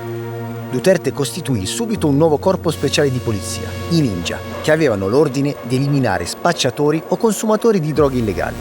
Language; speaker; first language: Italian; native; Italian